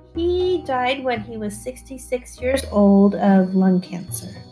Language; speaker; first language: English; early bilingual, other home language; Korean